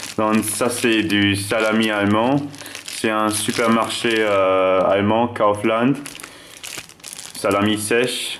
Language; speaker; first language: French; non-native, fluent; German